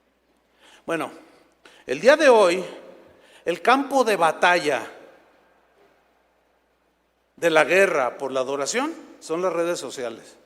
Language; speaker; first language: Spanish; native; Spanish